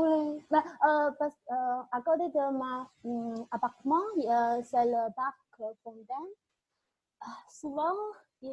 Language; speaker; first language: French; non-native, learner; Chinese